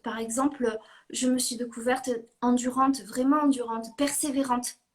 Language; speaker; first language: French; native; French